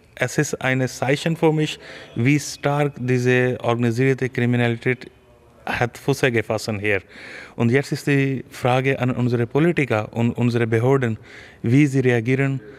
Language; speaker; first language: German; non-native, fluent; Urdu